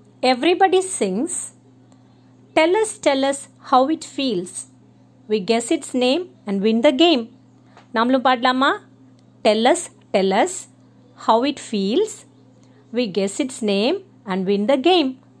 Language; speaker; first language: English; non-native, local second language; Tamil